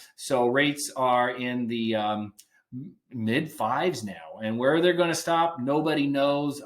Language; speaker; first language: English; native; English